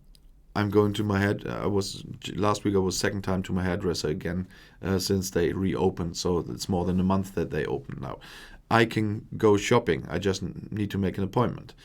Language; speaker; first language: English; non-native, fluent; German